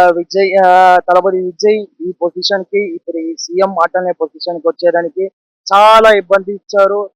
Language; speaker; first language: Telugu; native; Telugu